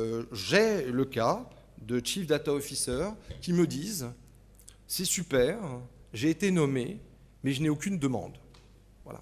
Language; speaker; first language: French; native; French